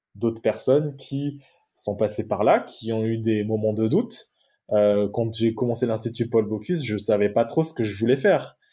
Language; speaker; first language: French; native; French